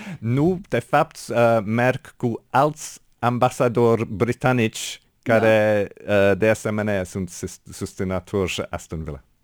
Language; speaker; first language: Romanian; non-native, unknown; English